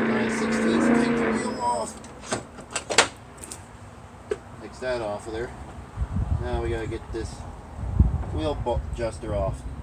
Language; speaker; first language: English; native; English